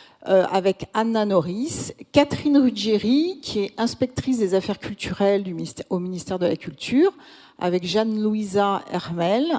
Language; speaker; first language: French; native; French